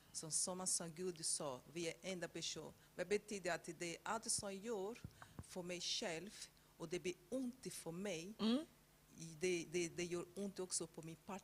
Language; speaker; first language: Swedish; non-native, fluent; Portuguese